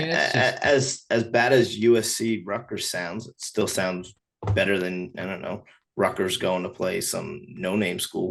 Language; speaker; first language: English; native; English